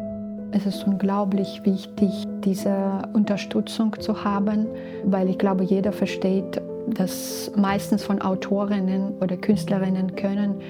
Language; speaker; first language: German; non-native, fluent; Belarusian